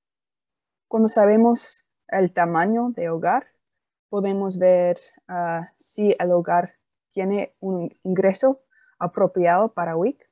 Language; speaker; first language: Spanish; non-native, fluent; English